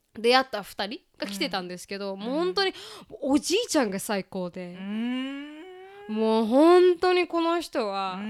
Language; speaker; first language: Japanese; native; Japanese